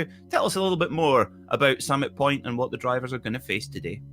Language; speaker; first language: English; native; English